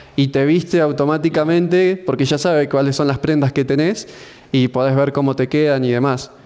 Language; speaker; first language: Spanish; native; Spanish